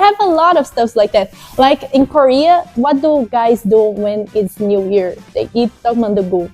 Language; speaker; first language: English; non-native, fluent; Portuguese